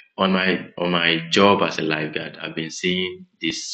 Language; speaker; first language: English; non-native, local second language; Ewe